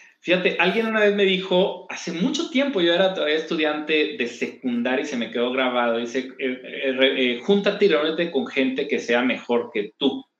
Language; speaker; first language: Spanish; native; Spanish